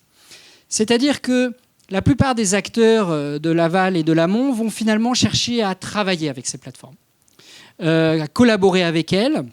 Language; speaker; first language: French; native; French